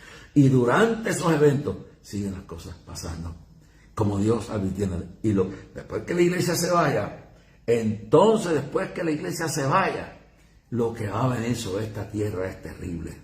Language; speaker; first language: Spanish; native; Spanish